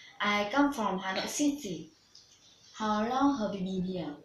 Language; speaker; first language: English; non-native, learner; Vietnamese